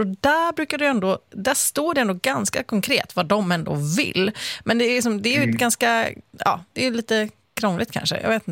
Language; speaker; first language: Swedish; native; Swedish